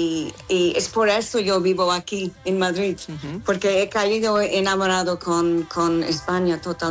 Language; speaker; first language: Spanish; non-native, fluent; English